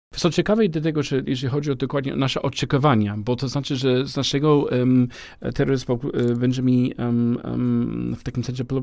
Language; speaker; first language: Polish; non-native, learner; English